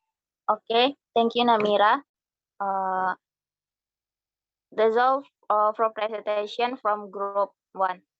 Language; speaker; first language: English; non-native, learner; Indonesian